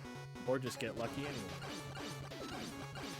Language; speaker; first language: English; native; English